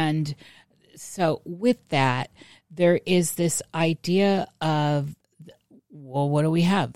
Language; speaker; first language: English; native; English